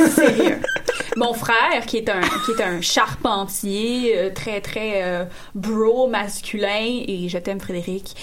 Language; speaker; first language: French; native; French